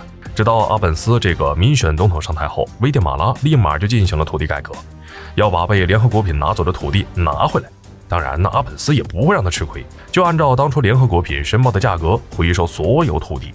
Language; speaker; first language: Chinese; native; Chinese